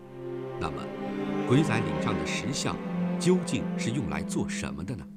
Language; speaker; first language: Chinese; native; Chinese